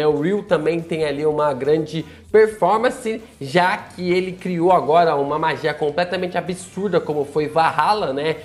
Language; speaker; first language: Portuguese; native; Portuguese